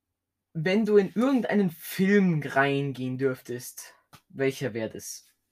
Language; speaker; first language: German; native; German